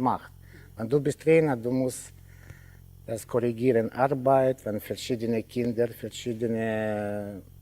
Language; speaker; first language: German; non-native, learner; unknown